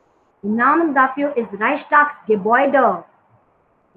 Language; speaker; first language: German; non-native, learner; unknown